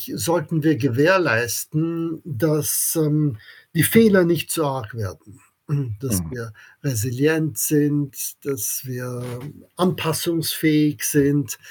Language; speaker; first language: German; non-native, local second language; English